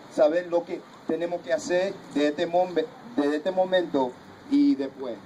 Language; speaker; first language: Spanish; early bilingual, heritage; Spanish